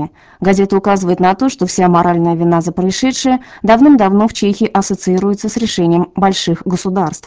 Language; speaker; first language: Russian; native; Russian